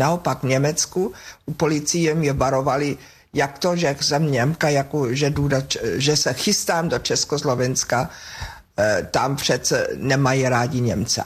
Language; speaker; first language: Czech; non-native, fluent; German